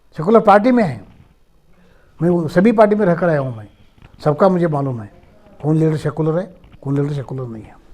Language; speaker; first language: Hindi; non-native, local second language; Marathi